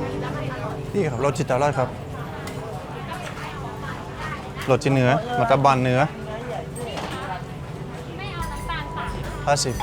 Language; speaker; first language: Thai; non-native, learner; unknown